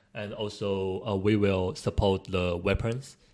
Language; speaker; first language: English; non-native, learner; Chinese